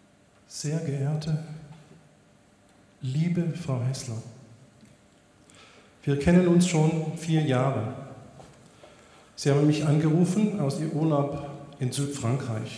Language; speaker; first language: German; non-native, fluent; Hebrew